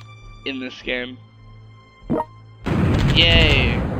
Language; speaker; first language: English; native; English